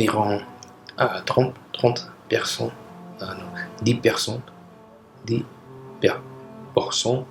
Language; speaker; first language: French; non-native, learner; English